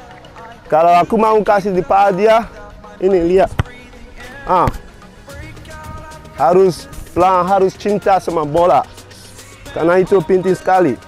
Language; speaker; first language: Indonesian; non-native, fluent; English